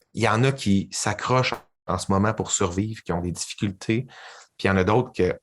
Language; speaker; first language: French; native; French